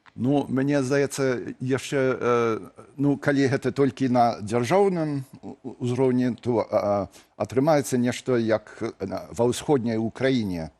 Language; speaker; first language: Belarusian; non-native, fluent; English